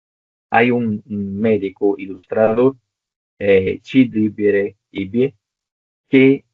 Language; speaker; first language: Spanish; non-native, local second language; Portuguese